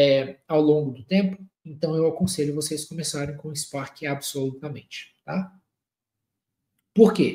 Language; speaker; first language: Portuguese; native; Portuguese